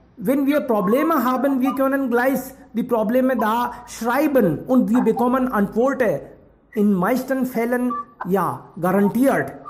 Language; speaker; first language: German; non-native, fluent; Hindi